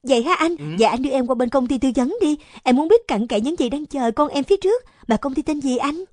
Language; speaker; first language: Vietnamese; native; Vietnamese